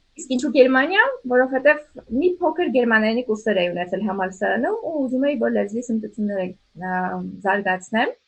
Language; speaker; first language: Armenian; native; Armenian